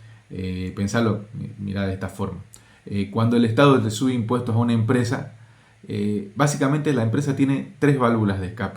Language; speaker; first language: Spanish; native; Spanish